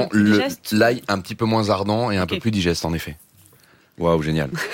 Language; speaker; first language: French; native; French